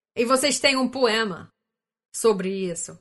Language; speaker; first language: Portuguese; non-native, learner; English